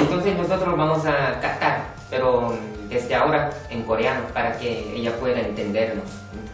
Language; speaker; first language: Spanish; non-native, fluent; Korean